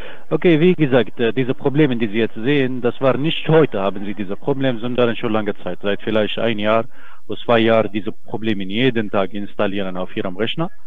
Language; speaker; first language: German; non-native, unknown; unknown